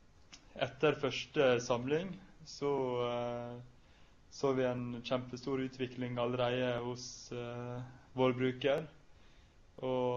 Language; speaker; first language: Norwegian; native; Norwegian